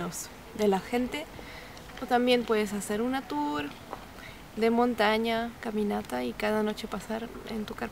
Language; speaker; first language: Spanish; non-native, fluent; Czech